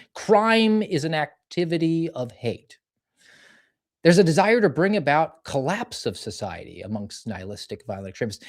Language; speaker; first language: English; native; English